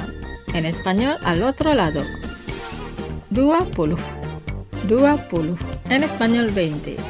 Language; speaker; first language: Spanish; non-native, fluent; Indonesian